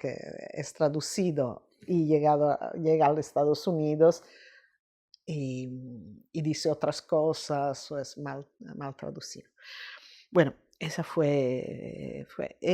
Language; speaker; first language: Spanish; non-native, fluent; Italian